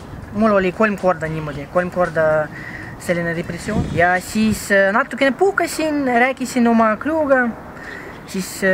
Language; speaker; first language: Estonian; non-native, local second language; Russian